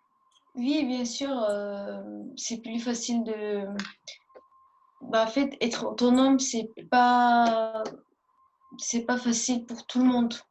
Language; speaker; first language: French; early bilingual, other home language; Turkish